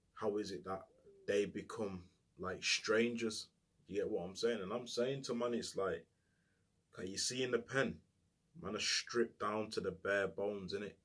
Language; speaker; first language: English; native; English